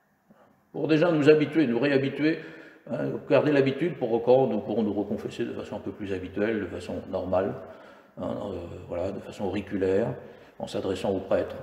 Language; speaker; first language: French; native; French